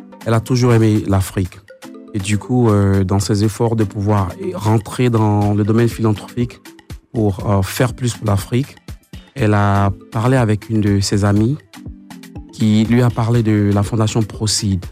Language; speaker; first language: French; native; French